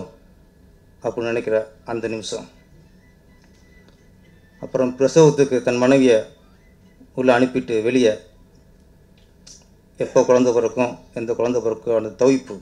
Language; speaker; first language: Tamil; native; Tamil